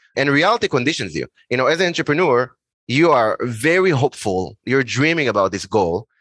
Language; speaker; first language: English; non-native, fluent; Hebrew